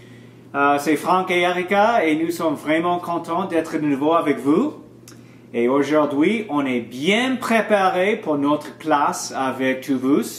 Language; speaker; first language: French; non-native, learner; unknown